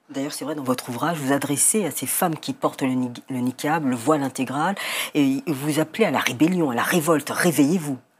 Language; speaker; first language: French; native; French